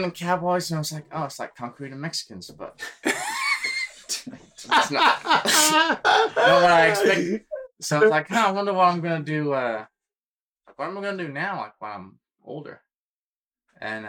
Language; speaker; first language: English; native; English